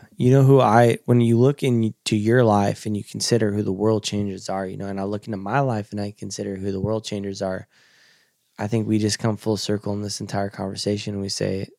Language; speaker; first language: English; native; English